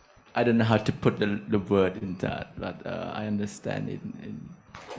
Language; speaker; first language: English; non-native, learner; Thai